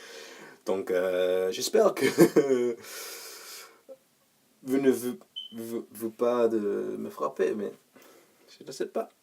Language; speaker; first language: French; non-native, learner; English